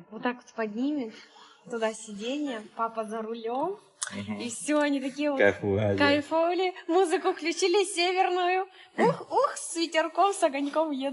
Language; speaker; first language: Russian; native; Russian